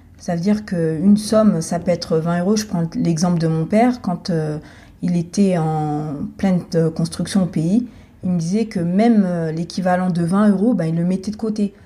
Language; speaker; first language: French; native; French